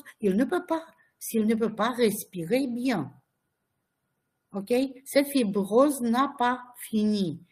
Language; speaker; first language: French; non-native, fluent; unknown